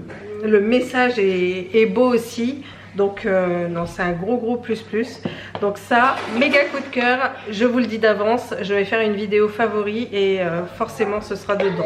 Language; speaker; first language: French; native; French